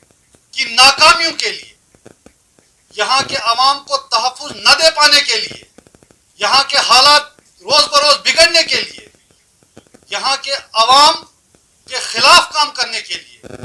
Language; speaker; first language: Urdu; non-native, local second language; Kashmiri